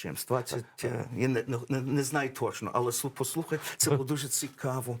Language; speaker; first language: Ukrainian; early bilingual, heritage; Ukrainian